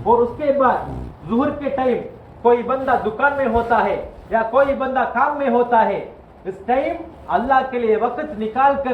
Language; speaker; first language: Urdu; non-native, fluent; Tamil